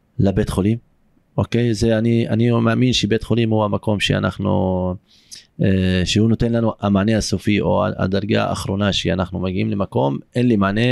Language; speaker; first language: Hebrew; non-native, local second language; Arabic